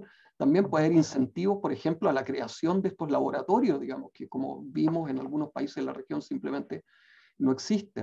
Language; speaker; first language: Spanish; native; Spanish